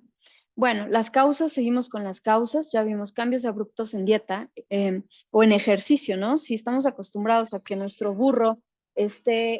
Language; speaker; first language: Spanish; native; Spanish